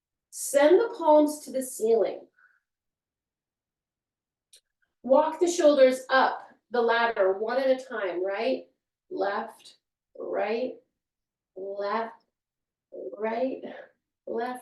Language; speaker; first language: English; native; English